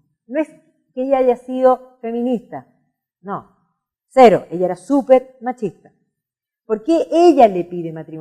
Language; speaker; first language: Spanish; native; Spanish